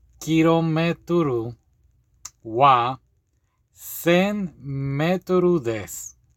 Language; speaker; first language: Japanese; non-native, learner; English